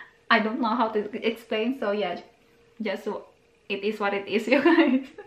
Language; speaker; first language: English; non-native, local second language; Filipino